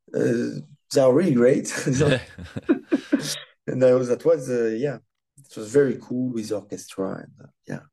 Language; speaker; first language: English; non-native, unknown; French